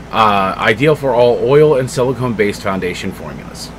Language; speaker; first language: English; native; English